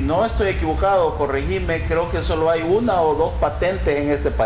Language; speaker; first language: Spanish; native; Spanish